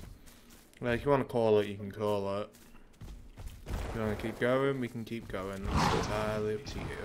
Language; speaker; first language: English; native; English